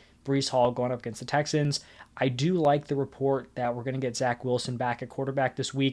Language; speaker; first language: English; native; English